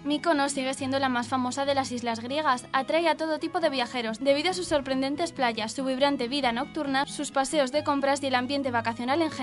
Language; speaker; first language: Spanish; native; Spanish